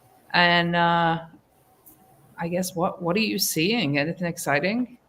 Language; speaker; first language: English; native; English